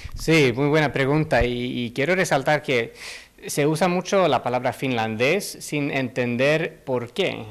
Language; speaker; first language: Spanish; non-native, fluent; Finnish